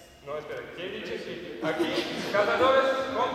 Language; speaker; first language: Spanish; non-native, learner; German